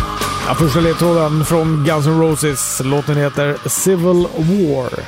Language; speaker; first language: Swedish; native; Swedish